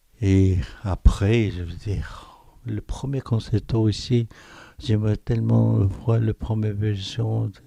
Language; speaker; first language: French; non-native, fluent; Korean